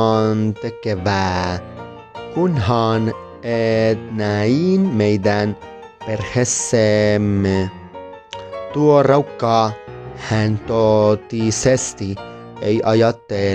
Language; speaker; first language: Finnish; non-native, learner; Spanish